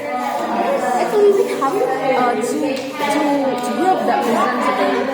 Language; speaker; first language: English; non-native, learner; Indonesian